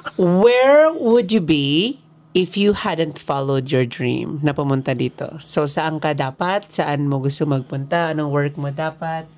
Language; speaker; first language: Filipino; native; Filipino